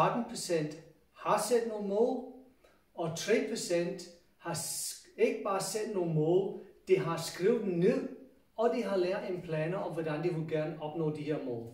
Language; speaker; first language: Danish; non-native, fluent; English